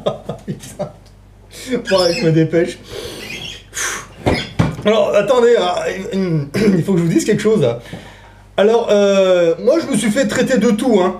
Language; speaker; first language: French; native; French